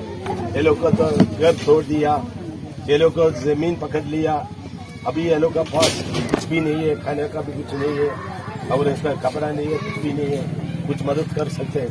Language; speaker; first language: Hindi; non-native, local second language; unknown